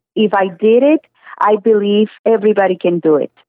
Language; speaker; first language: English; non-native, fluent; Spanish